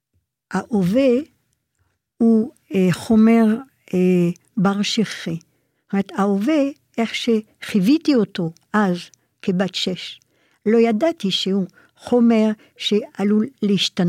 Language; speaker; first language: Hebrew; non-native, fluent; French